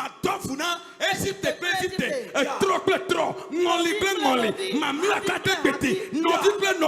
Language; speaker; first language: French; non-native, local second language; Ewe